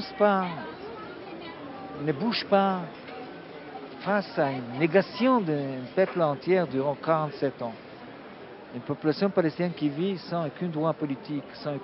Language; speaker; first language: French; non-native, fluent; Hebrew